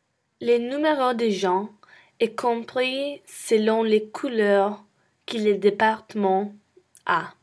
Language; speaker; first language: French; non-native, learner; English